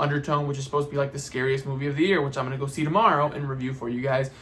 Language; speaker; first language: English; native; English